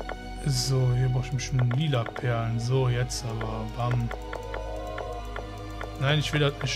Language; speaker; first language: German; native; German